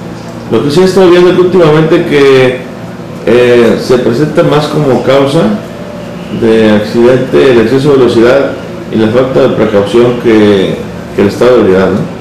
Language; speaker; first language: Spanish; native; Spanish